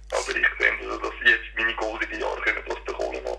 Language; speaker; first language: German; native; German